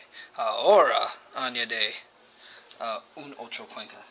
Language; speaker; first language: Spanish; non-native, learner; English